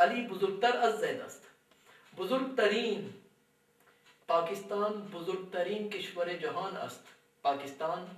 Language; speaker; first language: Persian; non-native, fluent; Urdu